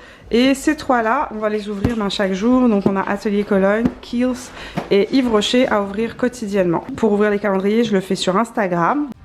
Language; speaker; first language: French; native; French